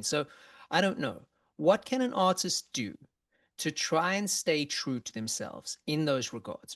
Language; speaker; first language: English; native; English